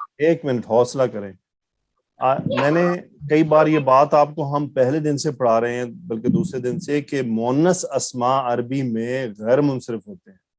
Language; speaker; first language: Urdu; native; Urdu